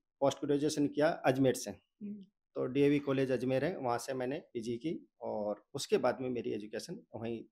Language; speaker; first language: Hindi; native; Hindi